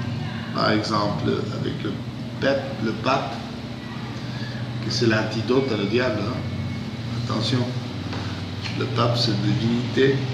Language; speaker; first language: French; non-native, fluent; English